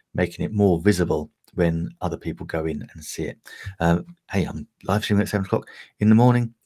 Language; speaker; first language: English; native; English